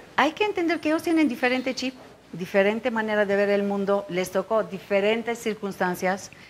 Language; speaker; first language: Spanish; non-native, fluent; Turkish